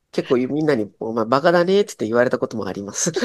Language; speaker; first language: Japanese; non-native, fluent; Nepali